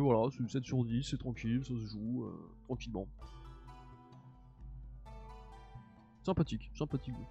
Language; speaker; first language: French; native; French